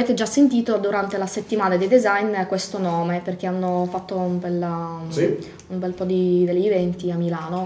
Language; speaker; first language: Italian; non-native, fluent; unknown